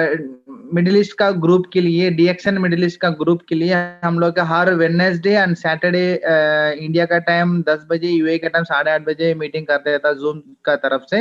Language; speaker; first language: Hindi; non-native, local second language; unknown